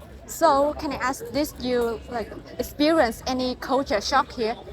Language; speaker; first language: English; non-native, learner; Vietnamese